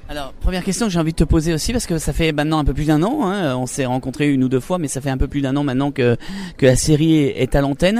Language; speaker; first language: French; native; French